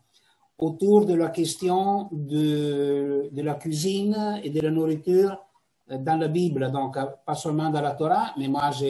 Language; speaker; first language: French; non-native, fluent; Italian